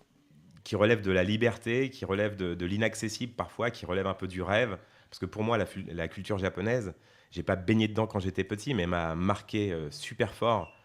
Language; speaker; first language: French; native; French